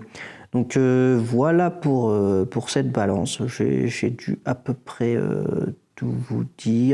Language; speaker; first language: French; native; French